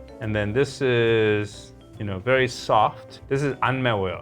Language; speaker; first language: English; early bilingual, other home language; Korean